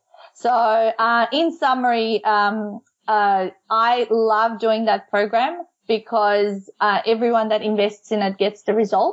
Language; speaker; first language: English; non-native, fluent; Macedonian